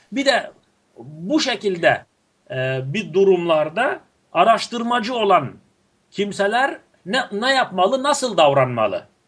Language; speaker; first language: Turkish; native; Turkish